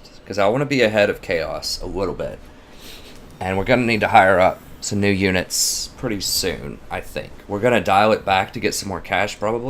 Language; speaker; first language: English; native; English